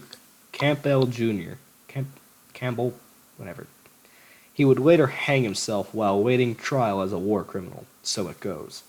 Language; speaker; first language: English; native; English